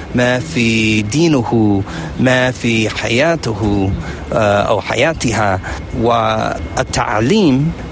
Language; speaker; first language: Arabic; non-native, learner; English